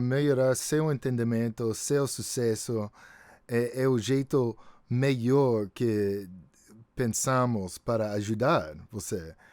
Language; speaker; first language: Portuguese; non-native, fluent; English